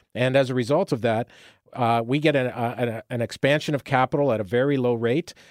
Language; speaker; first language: English; native; English